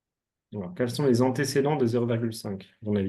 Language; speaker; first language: French; native; French